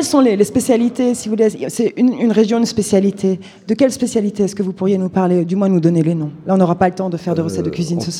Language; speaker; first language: French; native; French